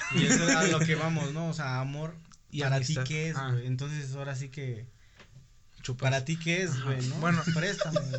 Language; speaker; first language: Spanish; native; Spanish